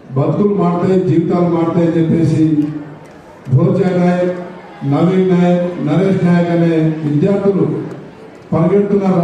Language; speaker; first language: Telugu; non-native, local second language; Lambadi